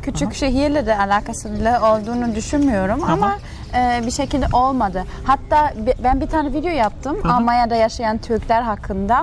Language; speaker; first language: Turkish; non-native, fluent; German